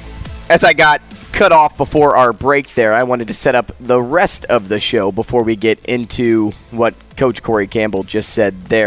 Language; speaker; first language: English; native; English